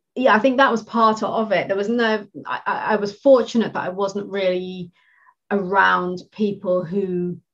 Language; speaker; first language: English; native; English